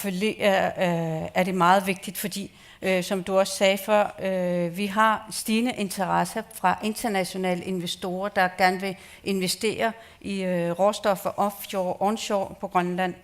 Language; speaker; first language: Danish; non-native, local second language; Kalaallisut